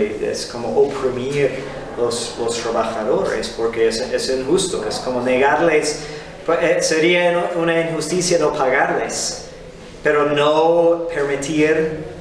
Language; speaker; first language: Spanish; non-native, fluent; English